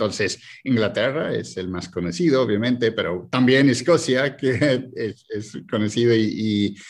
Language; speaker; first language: Spanish; non-native, fluent; English